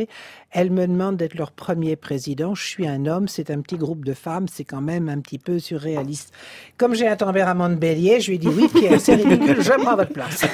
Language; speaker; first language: French; native; French